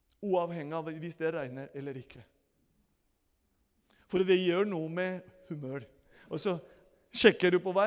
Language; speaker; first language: Norwegian; non-native, fluent; Spanish